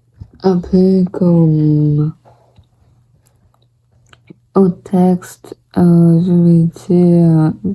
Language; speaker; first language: French; non-native, learner; Portuguese